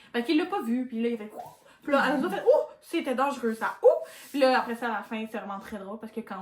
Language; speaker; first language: French; native; French